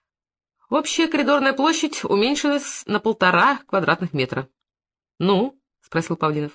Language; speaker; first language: Russian; native; Russian